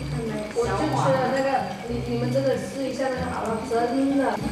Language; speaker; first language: Chinese; non-native, local second language; Cantonese